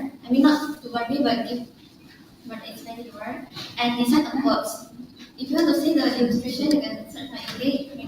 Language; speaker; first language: English; non-native, learner; Indonesian